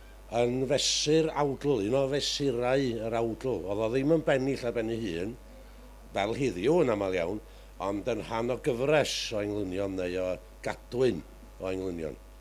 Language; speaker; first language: Welsh; native; Welsh